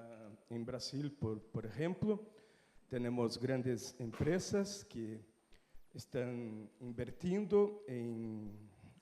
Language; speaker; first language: Spanish; non-native, fluent; Portuguese